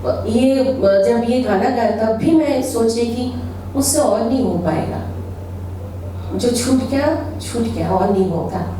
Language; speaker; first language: Hindi; non-native, local second language; Bangla